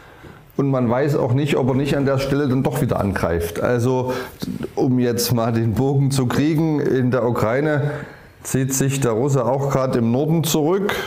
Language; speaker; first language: German; native; German